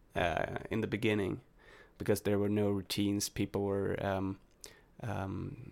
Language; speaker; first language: English; non-native, fluent; Swedish